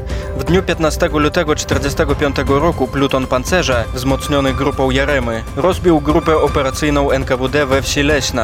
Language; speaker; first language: Polish; native; Polish